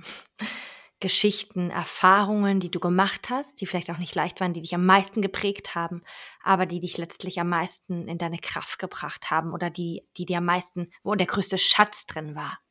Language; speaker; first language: German; native; German